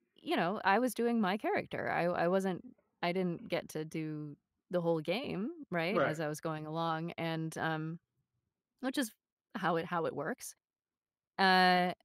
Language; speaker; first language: English; native; English